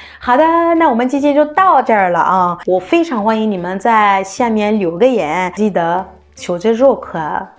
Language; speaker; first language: Chinese; non-native, fluent; French